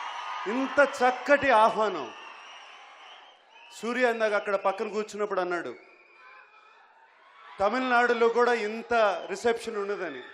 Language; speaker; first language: Telugu; native; Telugu